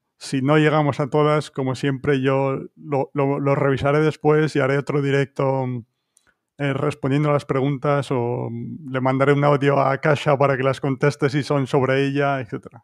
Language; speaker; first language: Spanish; native; Spanish